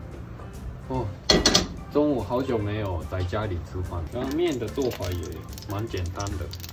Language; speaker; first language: Chinese; non-native, fluent; Japanese